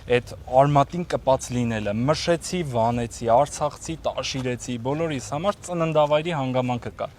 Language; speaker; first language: Armenian; native; Armenian